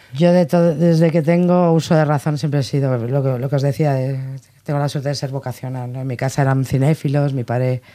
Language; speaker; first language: Spanish; native; Spanish